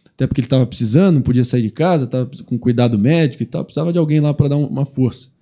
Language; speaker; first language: Portuguese; native; Portuguese